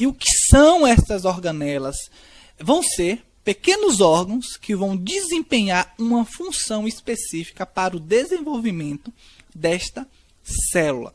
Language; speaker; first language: Portuguese; native; Portuguese